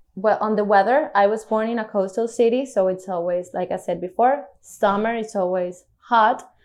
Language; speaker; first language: English; non-native, fluent; Spanish